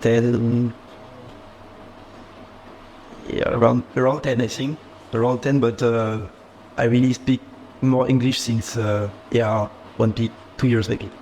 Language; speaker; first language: English; non-native, fluent; French